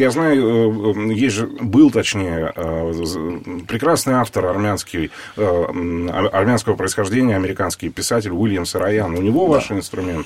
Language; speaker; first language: Russian; native; Russian